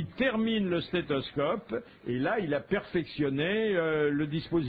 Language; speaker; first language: French; native; French